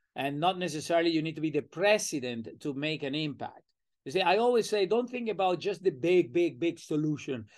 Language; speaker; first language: English; non-native, fluent; Spanish